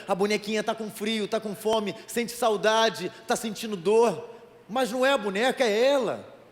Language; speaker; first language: Portuguese; native; Portuguese